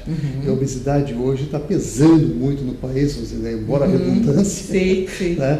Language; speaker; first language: Portuguese; native; Portuguese